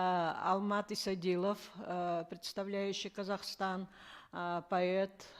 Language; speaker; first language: Russian; native; Russian